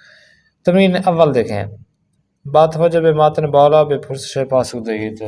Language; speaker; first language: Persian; non-native, fluent; Urdu